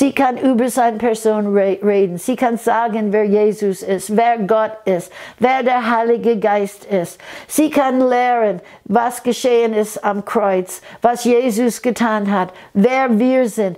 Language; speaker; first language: German; non-native, fluent; English